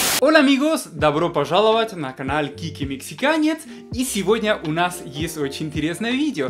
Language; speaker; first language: Russian; non-native, fluent; Spanish